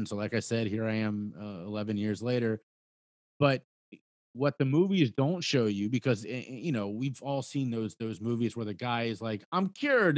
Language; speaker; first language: English; native; English